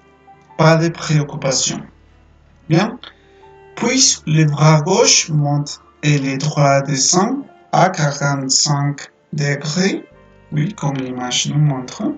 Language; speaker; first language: French; non-native, fluent; Spanish